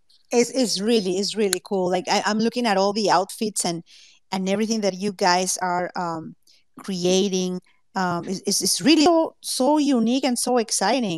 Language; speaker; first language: English; non-native, fluent; Spanish